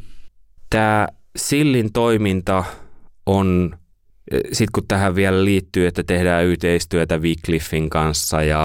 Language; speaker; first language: Finnish; native; Finnish